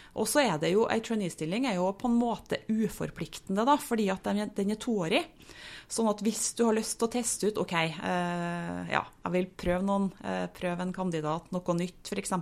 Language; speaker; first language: Norwegian; native; Norwegian